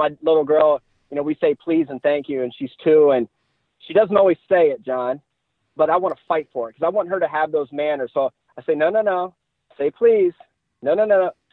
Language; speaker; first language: English; native; English